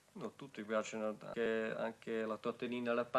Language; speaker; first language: Italian; non-native, learner; German